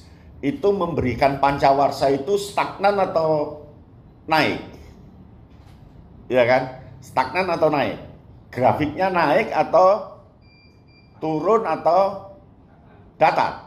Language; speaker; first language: Indonesian; native; Indonesian